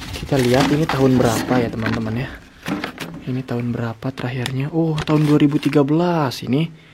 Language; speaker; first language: Indonesian; native; Indonesian